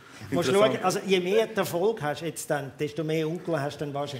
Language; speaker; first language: German; native; German